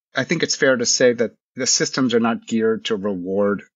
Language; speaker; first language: English; early bilingual, other home language; Korean